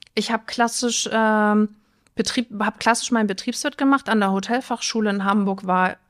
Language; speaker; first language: German; native; German